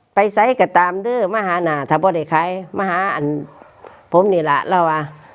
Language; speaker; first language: Thai; native; Thai